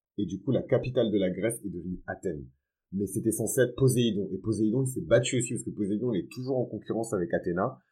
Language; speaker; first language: French; early bilingual, other home language; Fon